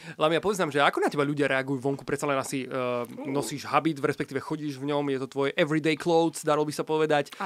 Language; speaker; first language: Slovak; native; Slovak